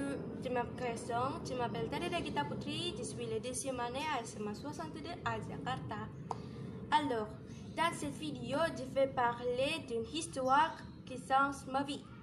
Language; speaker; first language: French; non-native, learner; Indonesian